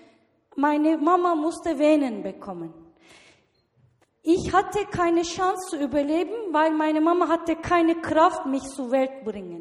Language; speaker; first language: German; non-native, learner; Turkish